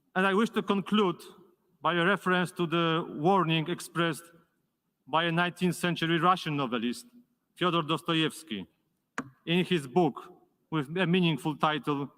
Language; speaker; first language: English; non-native, fluent; Polish